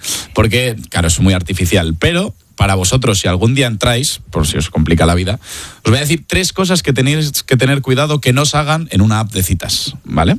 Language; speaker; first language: Spanish; native; Spanish